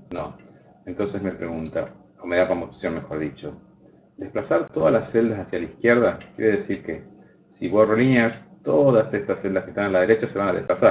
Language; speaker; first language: Spanish; native; Spanish